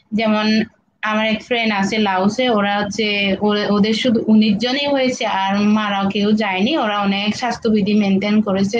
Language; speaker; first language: Bangla; non-native, local second language; Chakma